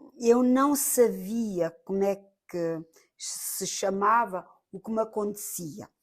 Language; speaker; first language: Portuguese; early bilingual, heritage; Portuguese